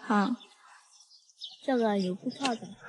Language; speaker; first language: Chinese; non-native, learner; Lao